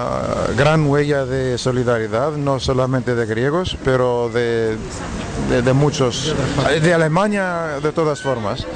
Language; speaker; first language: Spanish; non-native, fluent; Greek